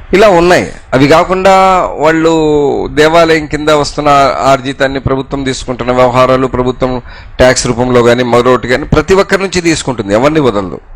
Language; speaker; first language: Telugu; non-native, local second language; Urdu